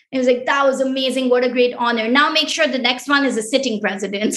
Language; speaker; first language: English; non-native, local second language; Pashto